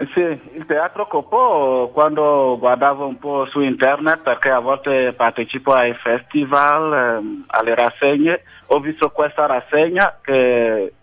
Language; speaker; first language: Italian; non-native, fluent; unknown